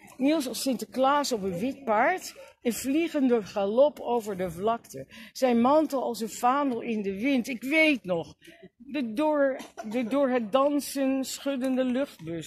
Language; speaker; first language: Dutch; native; Dutch